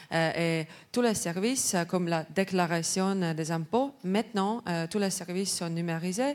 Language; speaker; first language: French; non-native, learner; Estonian